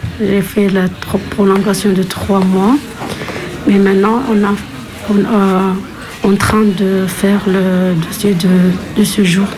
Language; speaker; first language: French; non-native, learner; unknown